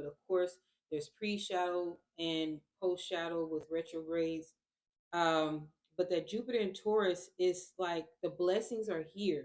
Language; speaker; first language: English; native; English